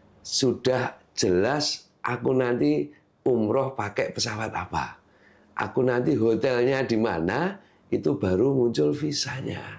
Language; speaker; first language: Indonesian; non-native, local second language; Javanese